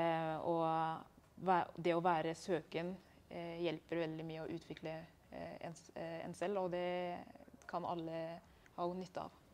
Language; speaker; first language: Norwegian; early bilingual, other home language; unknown